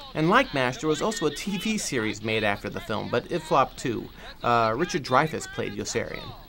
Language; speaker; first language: English; native; English